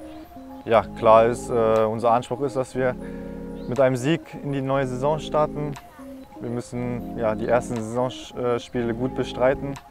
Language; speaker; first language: German; non-native, fluent; Japanese